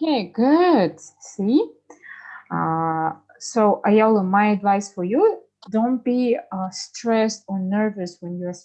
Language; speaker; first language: English; non-native, fluent; Russian